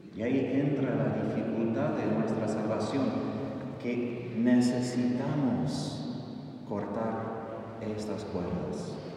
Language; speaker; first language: Spanish; non-native, fluent; English